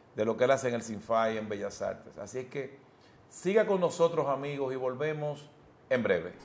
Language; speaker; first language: Spanish; native; Spanish